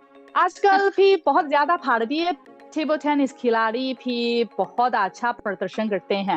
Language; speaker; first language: Hindi; non-native, fluent; Chinese